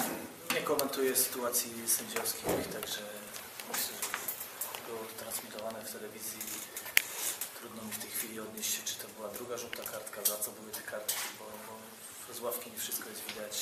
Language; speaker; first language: Polish; native; Polish